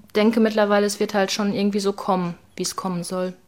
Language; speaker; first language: German; native; German